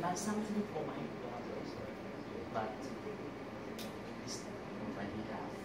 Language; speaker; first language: English; non-native, learner; Vietnamese